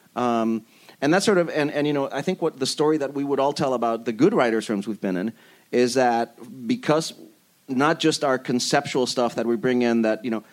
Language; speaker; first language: English; early bilingual, other home language; Spanish